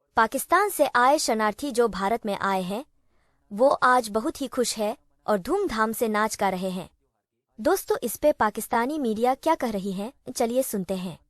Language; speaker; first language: Hindi; native; Hindi